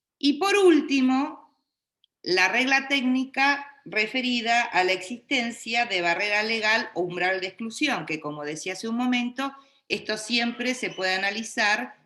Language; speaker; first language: Spanish; native; Spanish